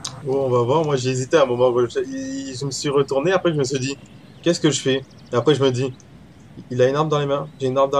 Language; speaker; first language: French; native; French